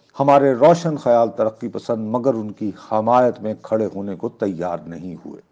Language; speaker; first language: Urdu; non-native, local second language; Punjabi